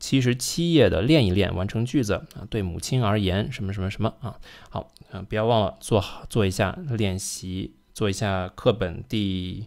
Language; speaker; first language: Chinese; non-native, fluent; English